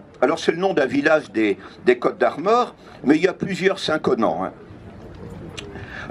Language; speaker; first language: French; native; French